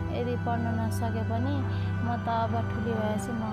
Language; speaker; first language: Nepali; native; Nepali